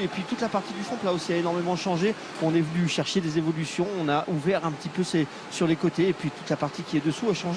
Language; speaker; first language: French; native; French